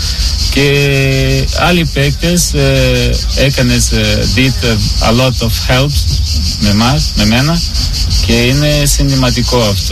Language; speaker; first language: Greek; non-native, learner; Portuguese